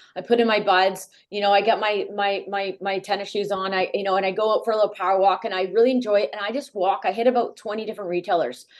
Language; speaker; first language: English; native; English